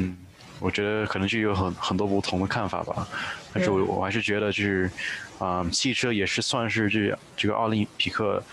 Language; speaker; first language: Chinese; early bilingual, heritage; Chinese